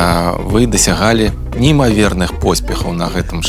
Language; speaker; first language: Belarusian; native; Belarusian